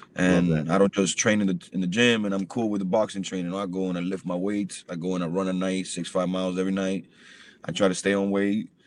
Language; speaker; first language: English; early bilingual, other home language; Spanish